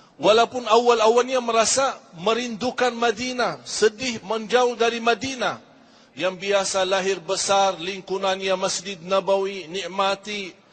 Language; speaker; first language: Malay; non-native, fluent; Arabic